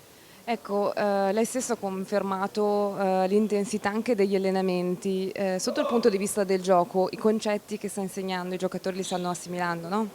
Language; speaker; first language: Italian; native; Italian